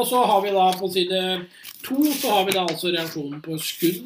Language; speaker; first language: Norwegian; native; Norwegian